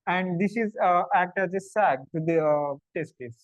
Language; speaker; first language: English; non-native, local second language; Telugu